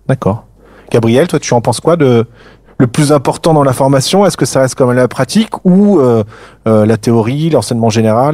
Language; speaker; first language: French; native; French